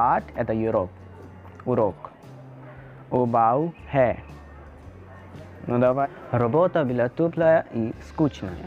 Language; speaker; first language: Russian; non-native, learner; Hindi